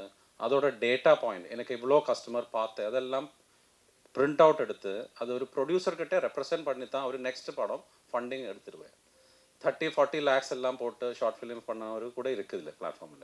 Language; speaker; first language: Tamil; non-native, fluent; Malayalam